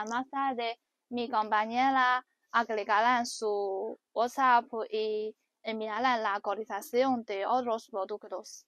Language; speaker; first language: Spanish; non-native, learner; Chinese